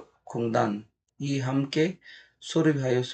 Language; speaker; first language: Korean; non-native, learner; Urdu